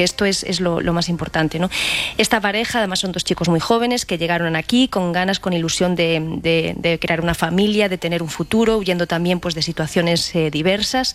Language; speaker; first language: Spanish; native; Spanish